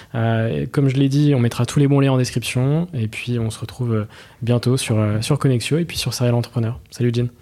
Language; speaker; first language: French; native; French